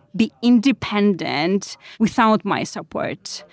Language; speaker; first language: English; non-native, fluent; Greek